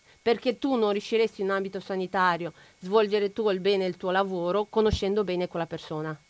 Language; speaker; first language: Italian; non-native, fluent; Romanian